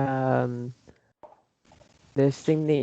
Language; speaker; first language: English; non-native, learner; Chinese